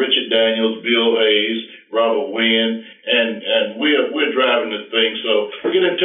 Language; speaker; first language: English; native; English